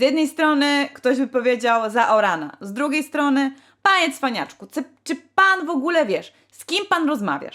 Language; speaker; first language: Polish; native; Polish